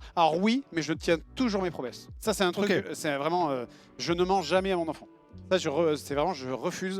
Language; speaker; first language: French; native; French